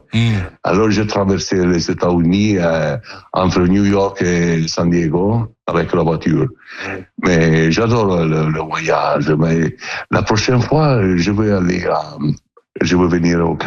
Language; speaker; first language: French; non-native, fluent; Italian